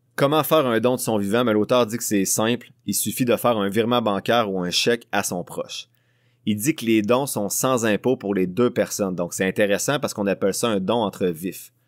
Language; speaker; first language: French; native; French